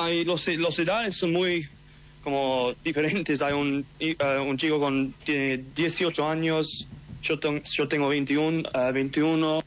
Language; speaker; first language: Spanish; early bilingual, heritage; English